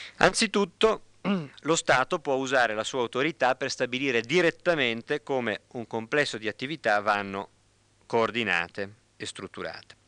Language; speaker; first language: Italian; native; Italian